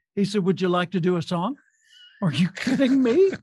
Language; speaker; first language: English; native; English